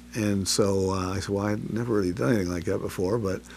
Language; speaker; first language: English; native; English